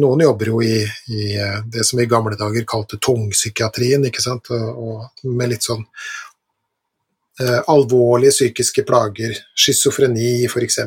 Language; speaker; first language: Norwegian; native; Norwegian